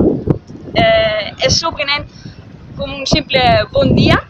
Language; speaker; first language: Catalan; non-native, learner; Dutch